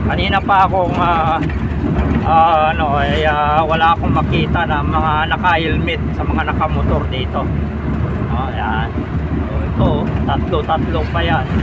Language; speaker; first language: Filipino; non-native, local second language; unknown